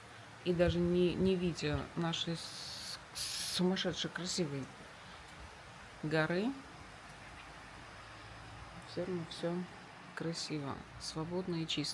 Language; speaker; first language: Russian; native; Russian